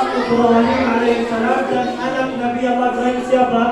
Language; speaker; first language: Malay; non-native, learner; Arabic